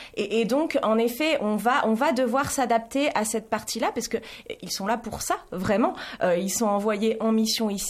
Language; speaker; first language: French; native; French